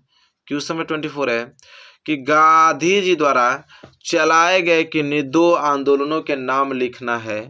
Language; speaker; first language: Hindi; native; Hindi